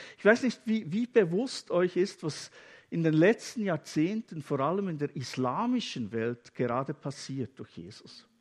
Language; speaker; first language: German; native; German